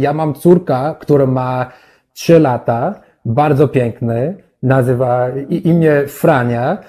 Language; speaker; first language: Polish; non-native, learner; English